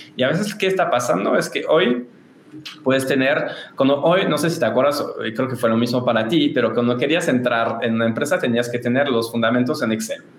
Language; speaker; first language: Spanish; non-native, fluent; French